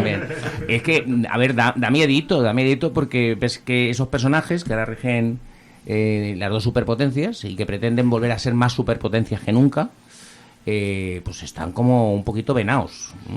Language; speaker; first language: Spanish; native; Spanish